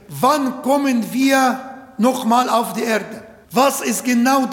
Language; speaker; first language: German; non-native, learner; Arabic